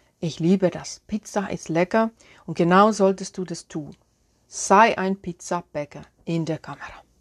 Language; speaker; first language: German; non-native, fluent; Finnish